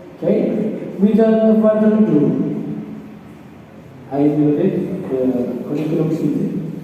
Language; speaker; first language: English; non-native, learner; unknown